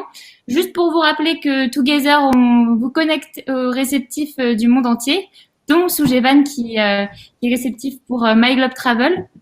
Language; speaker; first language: French; native; French